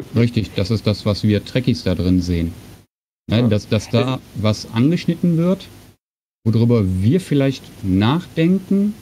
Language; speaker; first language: German; native; German